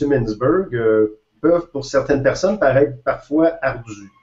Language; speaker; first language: French; native; French